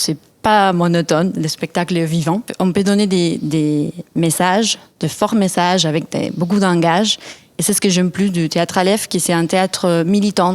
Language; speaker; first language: French; non-native, fluent; Spanish